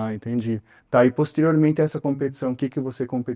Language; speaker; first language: Portuguese; native; Portuguese